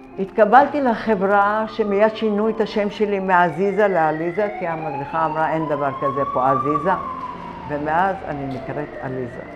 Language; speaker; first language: Hebrew; early bilingual, other home language; Arabic